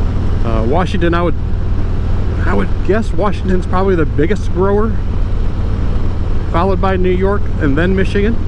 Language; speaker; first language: English; native; English